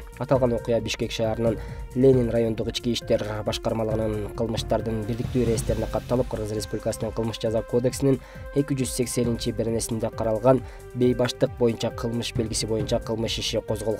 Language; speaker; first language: Kyrgyz; native; Kyrgyz